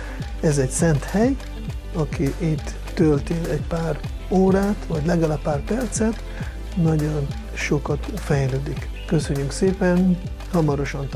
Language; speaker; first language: Hungarian; non-native, fluent; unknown